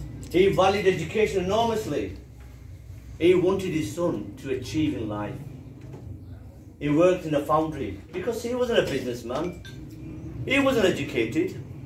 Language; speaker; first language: English; early bilingual, other home language; Punjabi